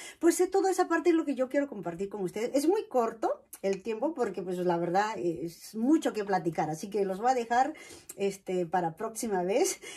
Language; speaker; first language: Spanish; non-native, local second language; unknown